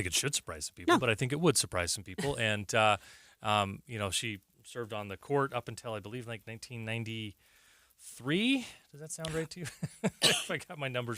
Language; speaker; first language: English; native; English